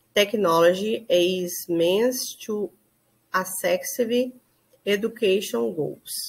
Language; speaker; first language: English; non-native, learner; Portuguese